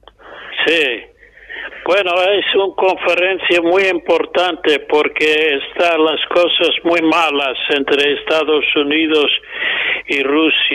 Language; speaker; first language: Spanish; non-native, fluent; English